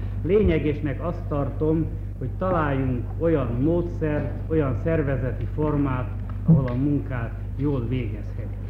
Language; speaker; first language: Hungarian; native; Hungarian